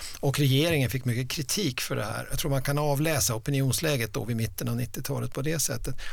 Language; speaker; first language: Swedish; native; Swedish